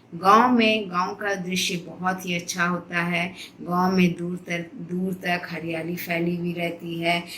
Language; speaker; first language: Hindi; non-native, local second language; Telugu